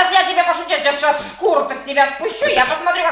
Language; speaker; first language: Russian; native; Russian